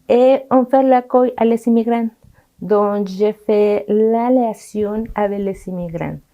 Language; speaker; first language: French; non-native, learner; Spanish